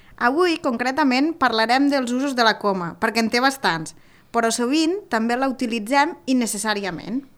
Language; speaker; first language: Catalan; native; Catalan